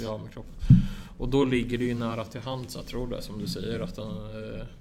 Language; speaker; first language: Swedish; native; Swedish